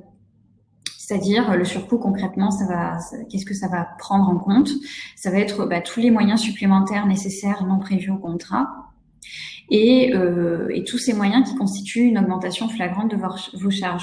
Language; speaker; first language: French; native; French